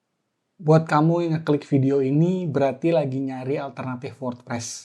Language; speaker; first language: Indonesian; native; Indonesian